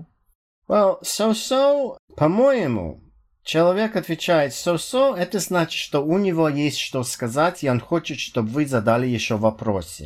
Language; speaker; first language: Russian; non-native, fluent; English